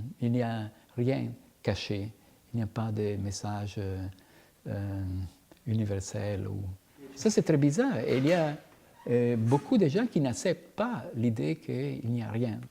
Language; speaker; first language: French; non-native, fluent; Italian